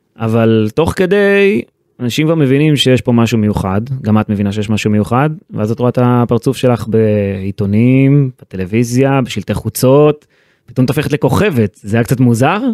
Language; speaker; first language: Hebrew; native; Hebrew